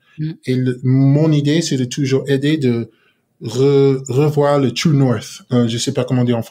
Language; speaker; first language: French; non-native, learner; English